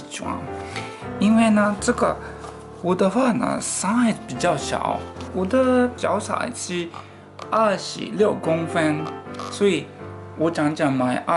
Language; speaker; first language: Chinese; non-native, fluent; Japanese